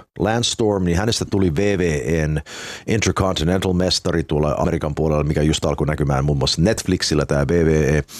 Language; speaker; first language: Finnish; early bilingual, heritage; Finnish